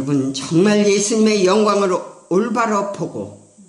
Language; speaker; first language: Korean; native; Korean